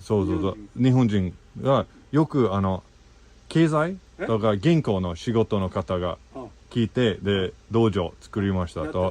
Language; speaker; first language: Japanese; non-native, learner; English